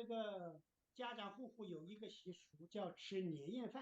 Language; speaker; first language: Chinese; native; Chinese